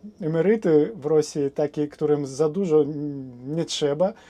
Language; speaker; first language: Polish; non-native, fluent; Russian